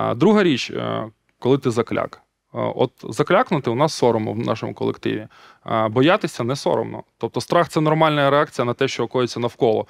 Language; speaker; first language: Ukrainian; non-native, local second language; Russian